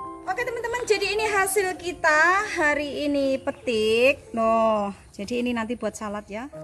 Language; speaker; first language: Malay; non-native, local second language; Javanese